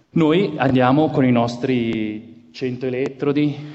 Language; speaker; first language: Italian; native; Italian